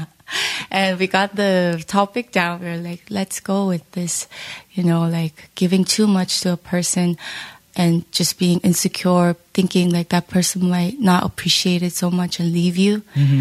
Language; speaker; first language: English; native; English